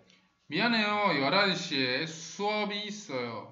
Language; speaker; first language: Korean; non-native, fluent; Spanish